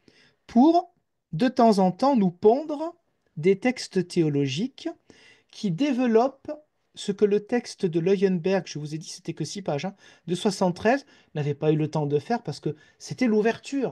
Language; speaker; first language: French; native; French